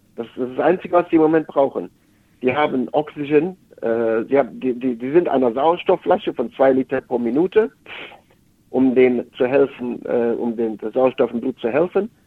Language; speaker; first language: German; native; German